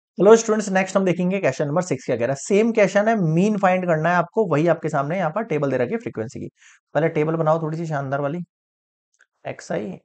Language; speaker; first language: Hindi; native; Hindi